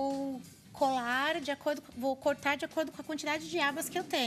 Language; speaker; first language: Portuguese; native; Portuguese